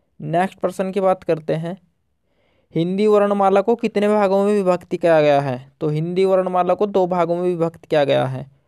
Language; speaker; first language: Hindi; native; Hindi